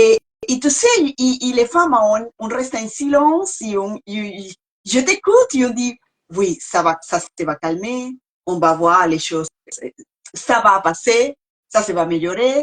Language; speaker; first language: French; non-native, learner; Spanish